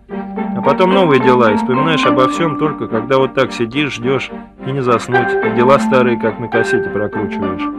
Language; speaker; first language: Russian; native; Russian